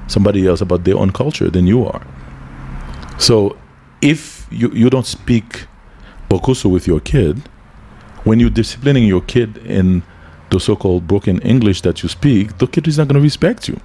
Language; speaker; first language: English; native; English